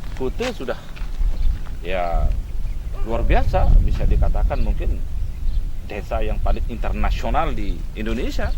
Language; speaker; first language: Indonesian; non-native, local second language; Sasak